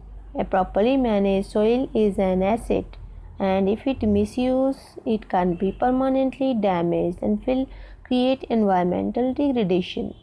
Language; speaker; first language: English; non-native, local second language; Hindi